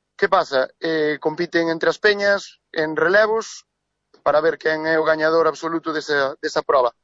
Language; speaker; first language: Galician; native; Galician